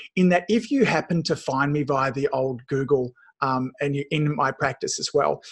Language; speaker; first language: English; native; English